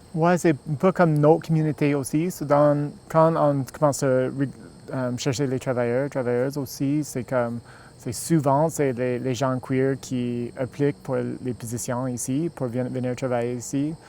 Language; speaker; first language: French; non-native, local second language; English